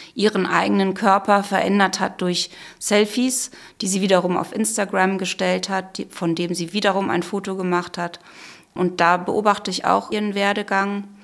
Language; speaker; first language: German; native; German